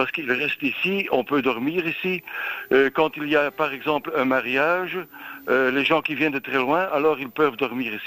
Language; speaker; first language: French; non-native, local second language; Dutch